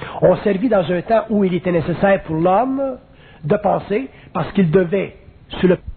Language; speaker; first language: French; native; French